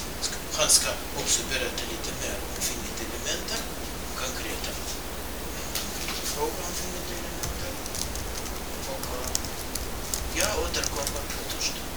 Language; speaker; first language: Swedish; non-native, fluent; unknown